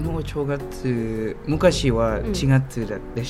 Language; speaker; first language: Japanese; non-native, learner; Thai